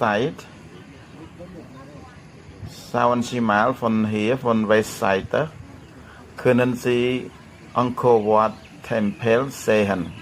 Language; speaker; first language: German; non-native, learner; Khmer